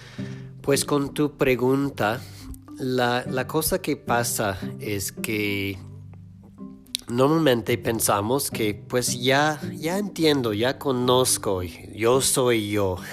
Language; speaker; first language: Spanish; non-native, fluent; English